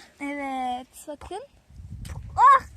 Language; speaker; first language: Turkish; native; Turkish